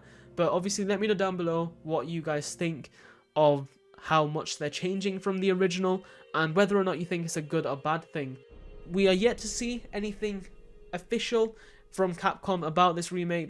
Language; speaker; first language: English; native; English